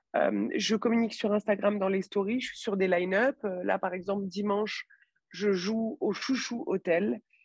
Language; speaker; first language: French; native; French